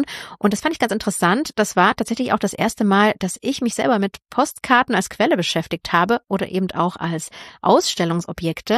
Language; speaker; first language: German; native; German